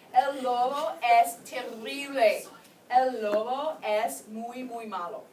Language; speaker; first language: Spanish; non-native, fluent; English